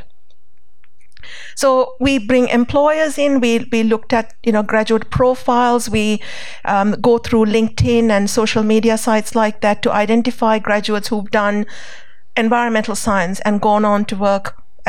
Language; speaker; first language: English; non-native, local second language; Sinhala